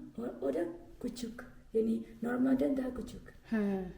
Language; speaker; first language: Turkish; non-native, learner; Malay